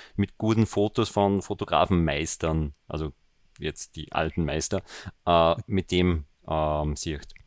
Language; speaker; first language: German; native; German